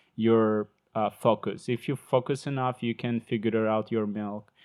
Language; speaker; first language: English; non-native, learner; Ukrainian